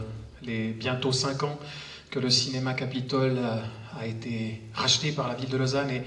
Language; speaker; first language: French; native; French